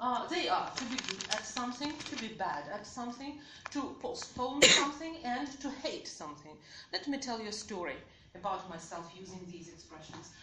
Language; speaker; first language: English; non-native, fluent; Ukrainian